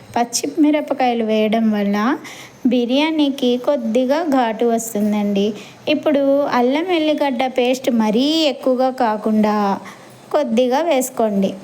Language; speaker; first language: Telugu; non-native, local second language; Urdu